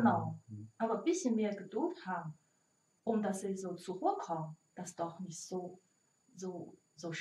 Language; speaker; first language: German; non-native, learner; Chinese